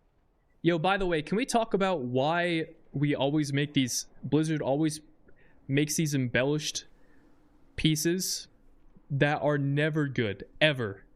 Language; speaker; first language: English; native; English